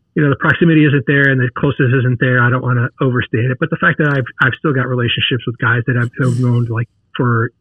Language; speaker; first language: English; native; English